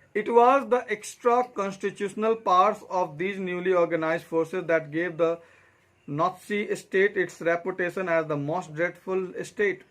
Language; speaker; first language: English; non-native, local second language; Hindi